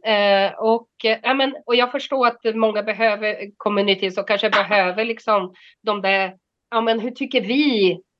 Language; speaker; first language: Swedish; non-native, fluent; Portuguese